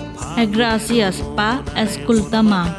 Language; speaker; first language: Catalan; non-native, learner; Bangla